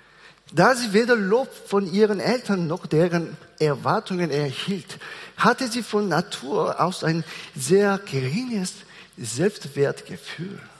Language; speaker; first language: German; non-native, fluent; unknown